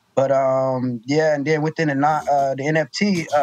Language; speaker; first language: English; native; English